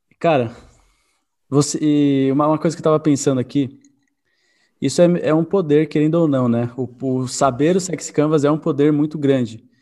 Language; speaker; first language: Portuguese; native; Portuguese